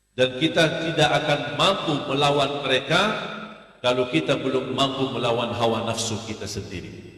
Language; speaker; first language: Malay; non-native, fluent; Arabic